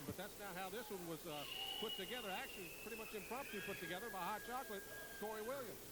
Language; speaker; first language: English; native; English